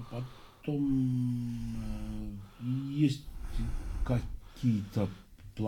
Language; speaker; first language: Russian; non-native, local second language; Georgian